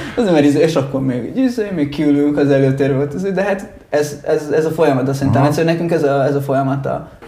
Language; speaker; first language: Hungarian; early bilingual, other home language; Italian